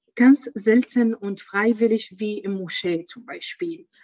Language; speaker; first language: German; non-native, learner; Arabic